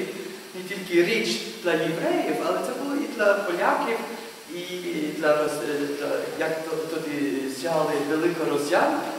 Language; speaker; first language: Ukrainian; non-native, learner; German